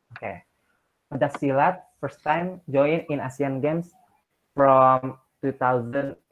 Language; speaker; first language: English; non-native, learner; Indonesian